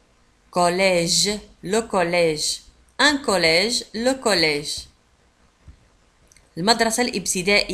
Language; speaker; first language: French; non-native, local second language; Arabic